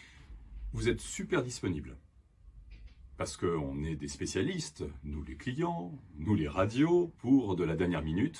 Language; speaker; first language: French; native; French